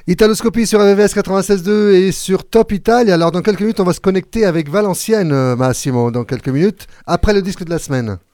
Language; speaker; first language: French; native; French